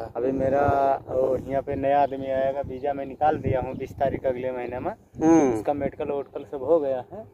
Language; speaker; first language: Hindi; native; Hindi